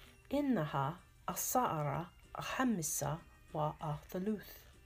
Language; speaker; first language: English; native; English